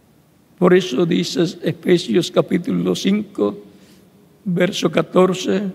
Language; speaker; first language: Spanish; native; Spanish